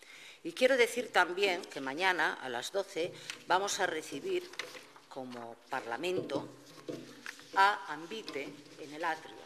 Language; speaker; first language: Spanish; native; Spanish